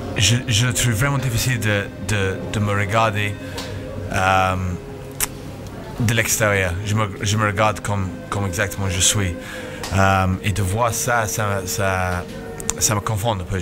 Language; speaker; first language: French; non-native, fluent; English